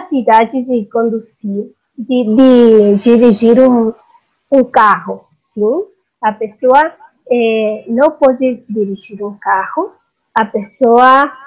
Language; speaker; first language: Portuguese; non-native, learner; Spanish